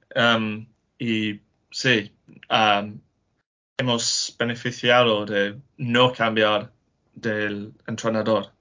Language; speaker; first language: Spanish; non-native, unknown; English